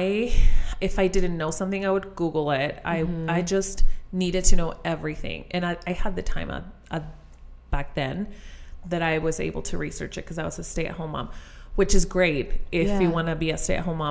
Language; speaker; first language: English; non-native, fluent; Spanish